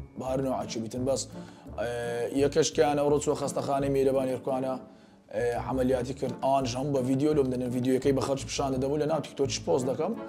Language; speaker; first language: Central Kurdish; native; Central Kurdish